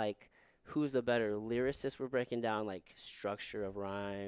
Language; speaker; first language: English; native; English